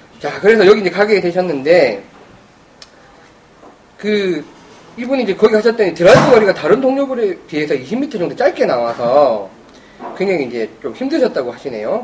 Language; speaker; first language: Korean; native; Korean